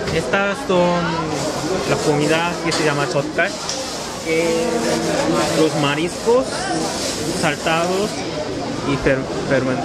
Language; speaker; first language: Spanish; non-native, fluent; Korean